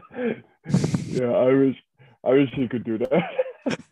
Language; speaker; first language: English; early bilingual, other home language; Korean